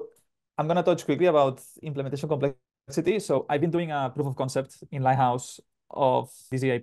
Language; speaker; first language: English; non-native, fluent; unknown